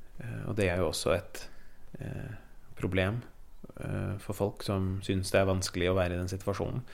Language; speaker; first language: Norwegian; early bilingual, other home language; Persian